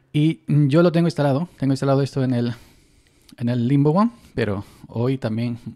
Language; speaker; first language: Spanish; native; Spanish